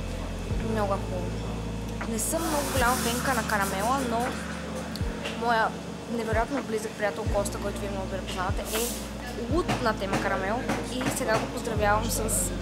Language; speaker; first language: Bulgarian; native; Bulgarian